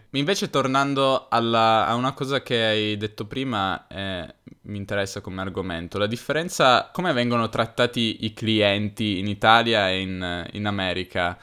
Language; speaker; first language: Italian; native; Italian